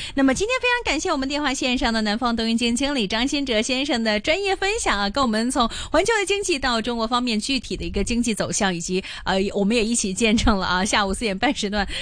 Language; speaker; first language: Chinese; non-native, local second language; Cantonese